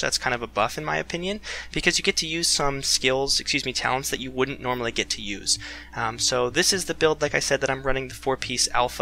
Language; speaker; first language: English; native; English